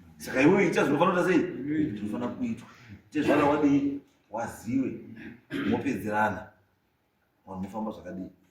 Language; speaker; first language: Shona; native; Shona